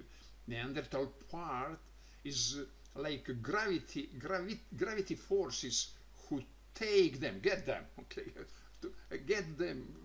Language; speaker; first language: English; non-native, learner; Croatian